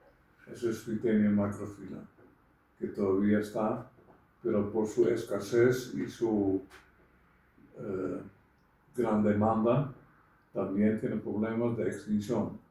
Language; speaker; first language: Spanish; non-native, fluent; Dutch